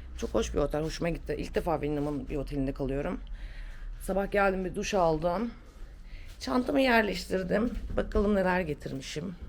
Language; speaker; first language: Turkish; native; Turkish